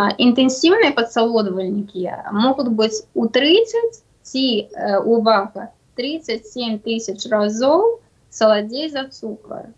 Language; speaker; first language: Belarusian; non-native, local second language; Russian